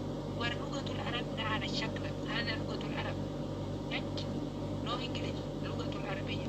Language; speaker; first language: Arabic; non-native, learner; Oromo